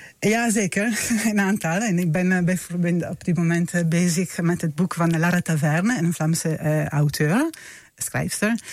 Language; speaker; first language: Dutch; non-native, fluent; Italian